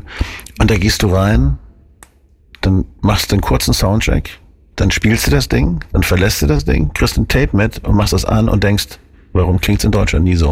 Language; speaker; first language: German; native; German